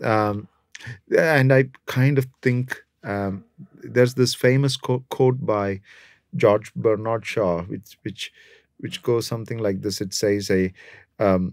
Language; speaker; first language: English; non-native, local second language; Malayalam